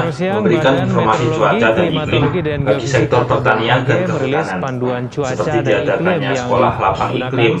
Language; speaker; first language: Indonesian; native; Indonesian